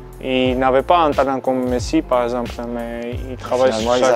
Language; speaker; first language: French; non-native, fluent; Armenian